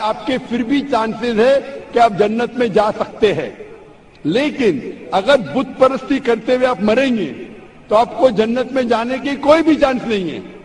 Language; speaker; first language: Hindi; non-native, local second language; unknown